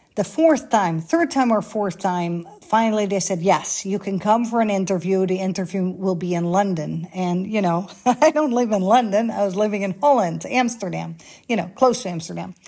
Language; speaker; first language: English; non-native, fluent; Dutch